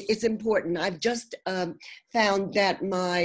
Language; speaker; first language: English; native; English